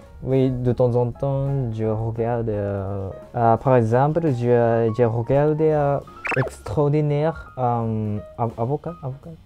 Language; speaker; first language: French; non-native, learner; Japanese